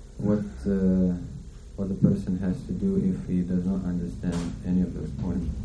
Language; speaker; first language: English; non-native, learner; Lithuanian